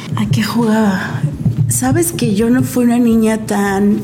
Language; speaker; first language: Spanish; native; Spanish